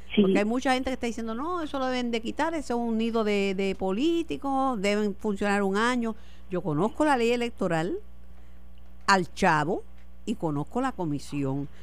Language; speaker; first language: Spanish; native; Spanish